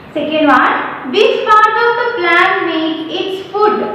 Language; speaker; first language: English; non-native, local second language; Malayalam